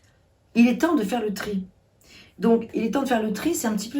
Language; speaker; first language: French; native; French